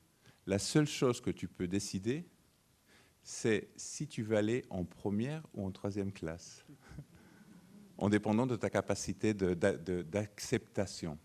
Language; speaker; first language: French; non-native, fluent; Spanish